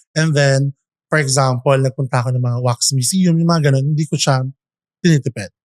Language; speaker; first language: Filipino; native; Filipino